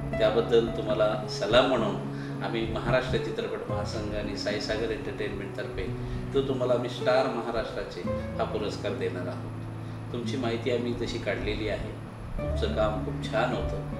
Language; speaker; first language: Marathi; native; Marathi